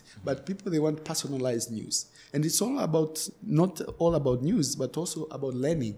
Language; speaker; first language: English; non-native, local second language; Swahili